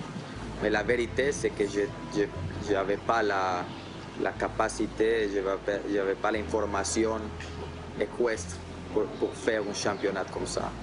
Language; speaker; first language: French; non-native, fluent; Spanish